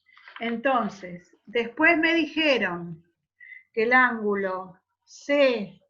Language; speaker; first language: Spanish; native; Spanish